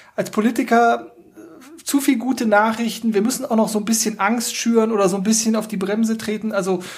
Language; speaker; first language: German; native; German